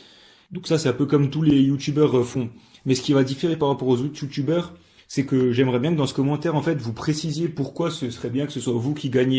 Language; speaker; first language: French; native; French